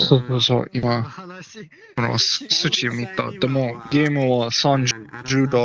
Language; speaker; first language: Japanese; non-native, learner; English